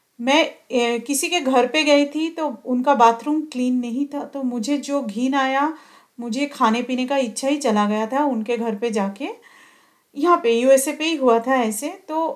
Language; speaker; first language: Hindi; non-native, local second language; Bangla